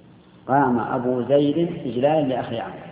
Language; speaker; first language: Arabic; native; Arabic